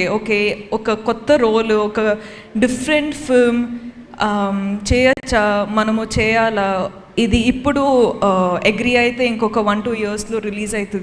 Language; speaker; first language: Telugu; non-native, local second language; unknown